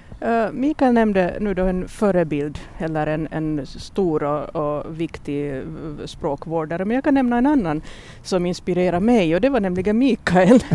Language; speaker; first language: Swedish; native; Swedish